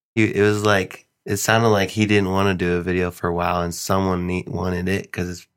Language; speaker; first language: English; early bilingual, other home language; Filipino